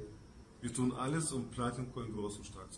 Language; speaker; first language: German; non-native, fluent; Russian